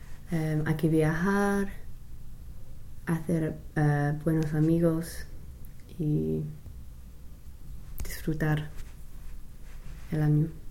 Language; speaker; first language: Spanish; non-native, learner; English